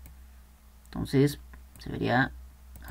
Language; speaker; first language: Spanish; native; Spanish